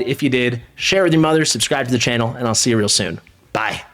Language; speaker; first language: English; native; English